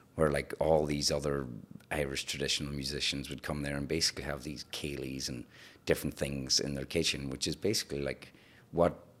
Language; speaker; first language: English; native; English